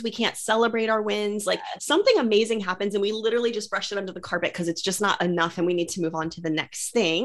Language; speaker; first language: English; native; English